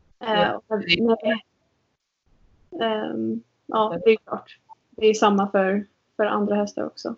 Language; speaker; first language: Swedish; native; Swedish